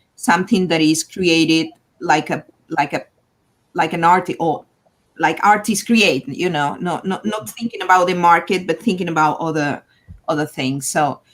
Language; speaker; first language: English; non-native, fluent; Catalan